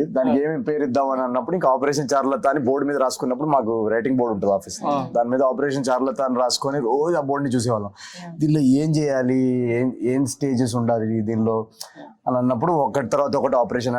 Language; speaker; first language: Telugu; native; Telugu